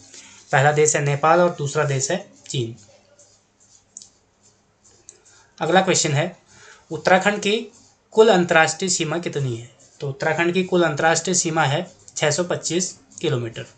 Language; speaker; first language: Hindi; native; Hindi